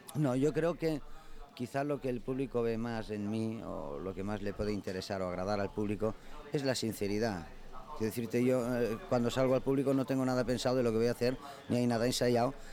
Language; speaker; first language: Spanish; non-native, local second language; Catalan